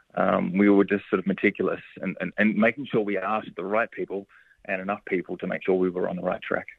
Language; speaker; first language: English; native; English